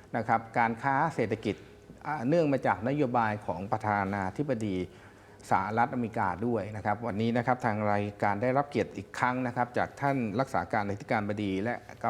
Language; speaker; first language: Thai; native; Thai